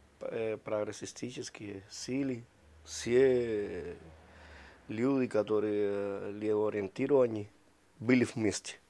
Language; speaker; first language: Russian; non-native, fluent; Spanish